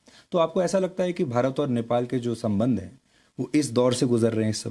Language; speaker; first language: Hindi; native; Hindi